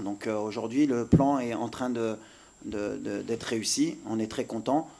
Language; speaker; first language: French; native; French